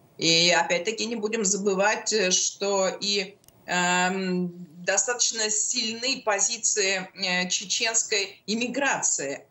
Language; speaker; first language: Russian; native; Russian